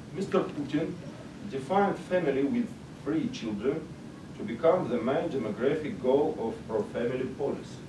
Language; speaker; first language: English; non-native, learner; Russian